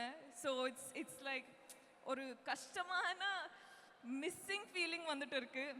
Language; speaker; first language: Tamil; non-native, local second language; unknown